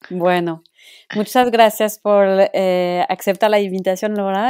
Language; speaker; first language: Spanish; non-native, local second language; French